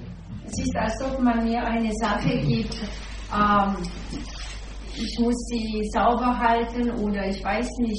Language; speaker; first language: German; non-native, fluent; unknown